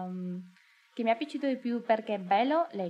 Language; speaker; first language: Italian; non-native, learner; Spanish